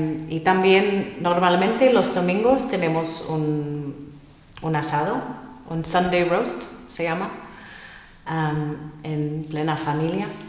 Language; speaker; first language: Spanish; non-native, fluent; English